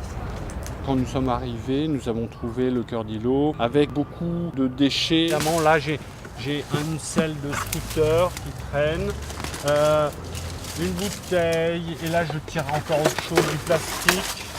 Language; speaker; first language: French; native; French